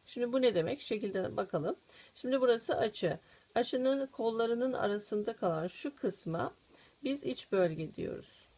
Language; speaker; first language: Turkish; native; Turkish